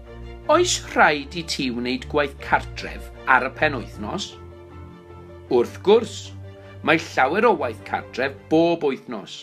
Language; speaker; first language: Welsh; non-native, local second language; English